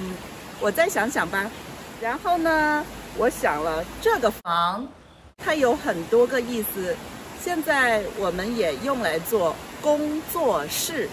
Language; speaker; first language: Chinese; non-native, local second language; Yao